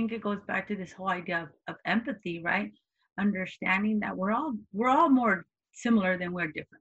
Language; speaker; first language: English; native; English